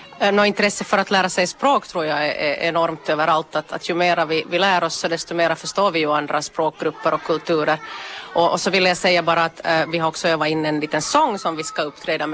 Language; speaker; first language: Swedish; native; Swedish